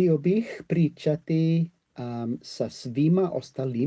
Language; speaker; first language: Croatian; non-native, learner; English